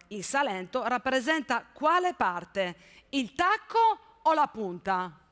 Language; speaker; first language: Italian; native; Italian